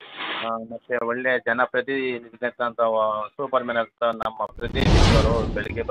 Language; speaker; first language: Kannada; native; Kannada